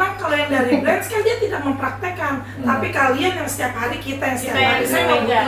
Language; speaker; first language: Indonesian; native; Indonesian